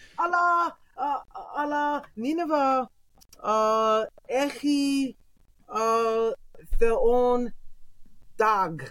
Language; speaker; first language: Greek; non-native, learner; English